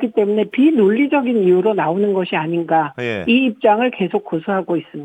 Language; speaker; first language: Korean; native; Korean